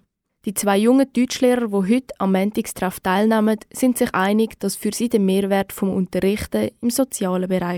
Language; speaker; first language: German; native; German